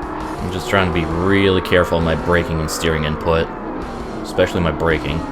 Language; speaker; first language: English; native; English